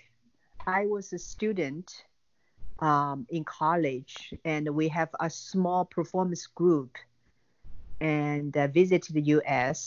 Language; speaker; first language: English; non-native, learner; Chinese